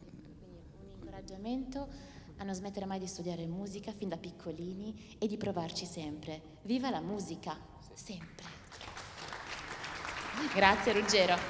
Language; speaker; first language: Italian; native; Italian